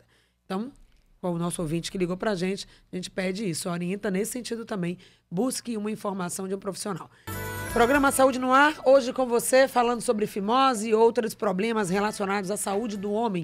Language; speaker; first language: Portuguese; native; Portuguese